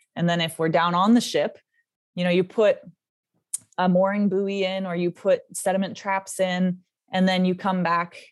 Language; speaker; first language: English; native; English